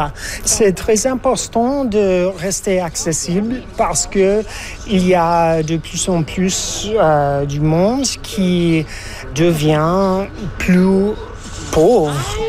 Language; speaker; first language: French; non-native, fluent; English